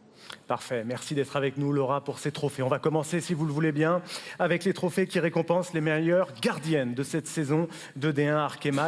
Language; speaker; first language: French; native; French